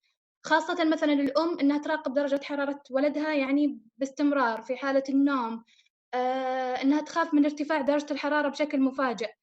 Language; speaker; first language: Arabic; native; Arabic